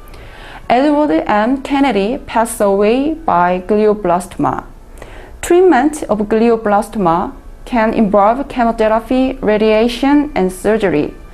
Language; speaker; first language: English; non-native, learner; Korean